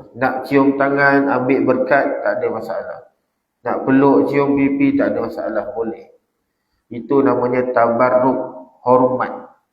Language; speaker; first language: Malay; native; Malay